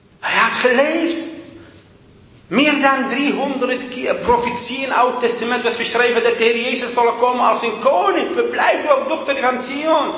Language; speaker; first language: Dutch; non-native, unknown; Arabic